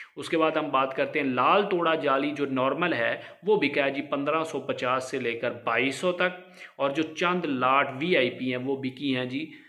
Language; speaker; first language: Urdu; non-native, local second language; Punjabi